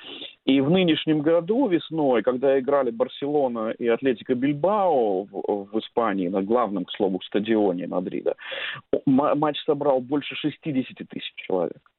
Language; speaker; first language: Russian; native; Russian